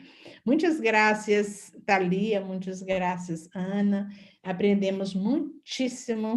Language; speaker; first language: Portuguese; non-native, fluent; Spanish